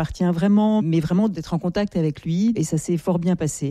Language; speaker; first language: French; native; French